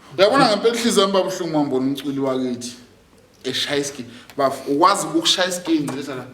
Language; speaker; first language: Zulu; native; Zulu